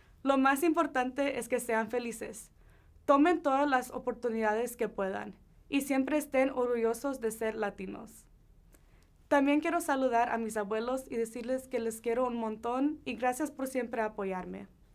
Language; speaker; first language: Spanish; early bilingual, heritage; Spanish